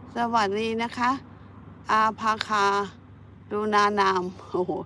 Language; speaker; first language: Thai; native; Thai